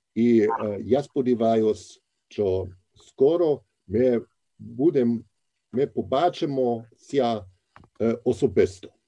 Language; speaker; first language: Ukrainian; non-native, fluent; German